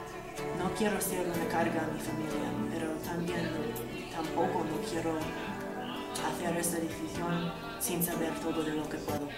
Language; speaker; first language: Spanish; non-native, learner; English